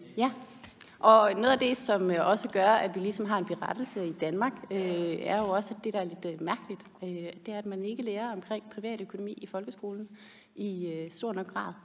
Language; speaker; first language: Danish; native; Danish